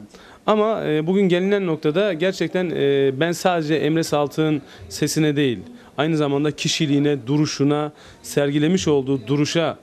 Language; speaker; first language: Turkish; native; Turkish